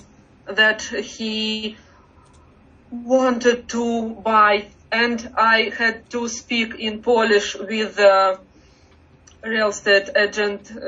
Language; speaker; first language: English; non-native, learner; Russian